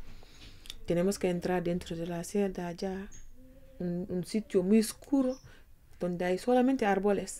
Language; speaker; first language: Spanish; non-native, fluent; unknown